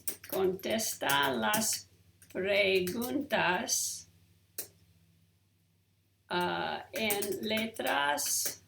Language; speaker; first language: Spanish; non-native, learner; English